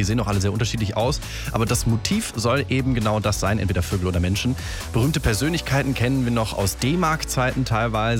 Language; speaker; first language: German; native; German